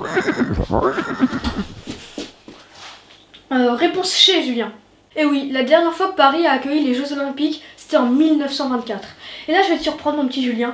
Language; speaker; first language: French; native; French